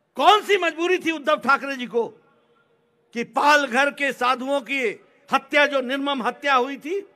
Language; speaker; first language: Hindi; native; Hindi